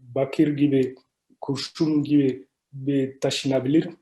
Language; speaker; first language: Turkish; non-native, learner; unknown